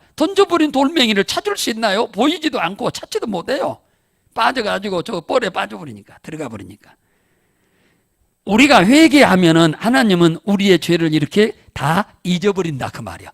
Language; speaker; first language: Korean; native; Korean